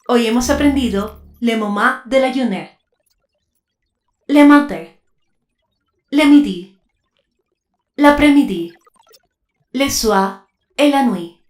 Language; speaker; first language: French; non-native, learner; Spanish